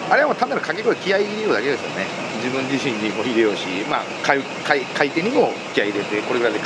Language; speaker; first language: Japanese; native; Japanese